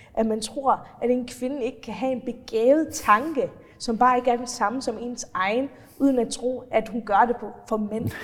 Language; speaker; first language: Danish; non-native, fluent; Faroese